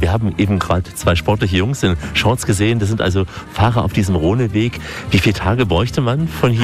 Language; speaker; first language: German; native; German